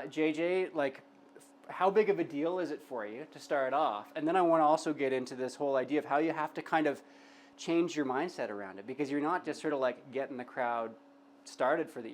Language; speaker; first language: English; native; English